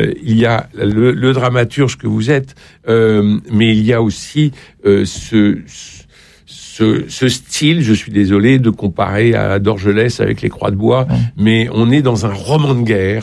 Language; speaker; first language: French; native; French